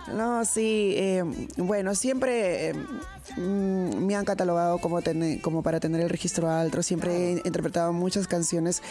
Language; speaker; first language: Spanish; native; Spanish